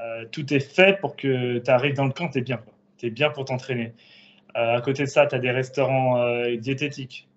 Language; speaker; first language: French; native; French